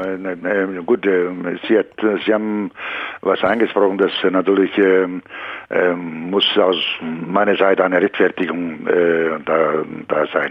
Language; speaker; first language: German; non-native, fluent; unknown